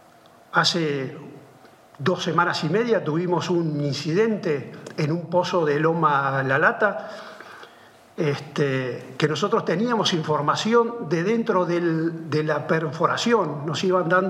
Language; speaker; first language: Spanish; native; Spanish